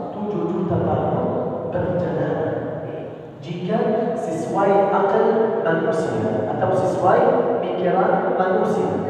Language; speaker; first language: Indonesian; non-native, learner; Arabic